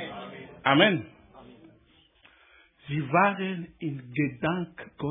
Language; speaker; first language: German; non-native, learner; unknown